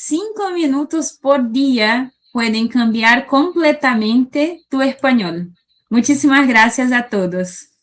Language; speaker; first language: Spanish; non-native, fluent; Portuguese